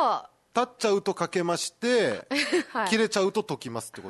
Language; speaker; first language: Japanese; native; Japanese